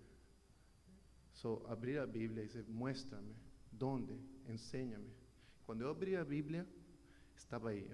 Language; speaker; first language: Portuguese; non-native, learner; Spanish